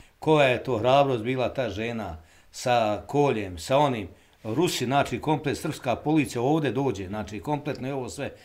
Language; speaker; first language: Bosnian; native; Bosnian